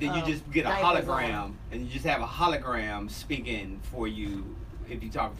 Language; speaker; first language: English; native; English